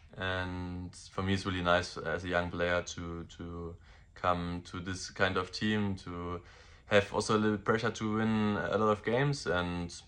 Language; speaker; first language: English; non-native, fluent; German